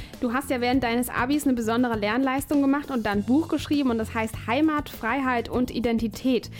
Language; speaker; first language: German; native; German